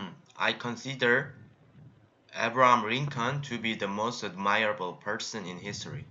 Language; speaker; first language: English; non-native, learner; Korean